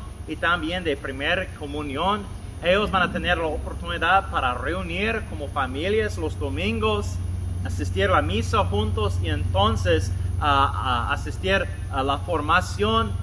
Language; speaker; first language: Spanish; non-native, fluent; English